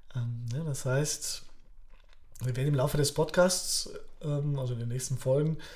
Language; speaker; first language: German; early bilingual, other home language; Polish